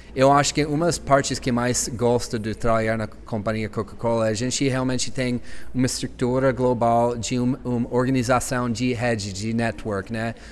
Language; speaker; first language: Portuguese; non-native, fluent; English